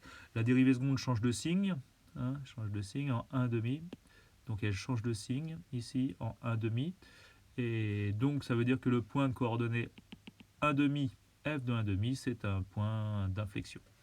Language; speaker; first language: French; native; French